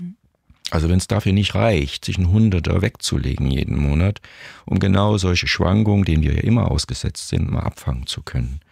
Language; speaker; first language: German; native; German